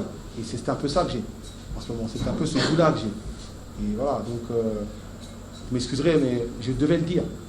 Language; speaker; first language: French; native; French